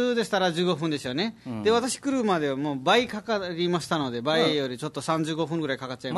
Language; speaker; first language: Japanese; non-native, fluent; Nepali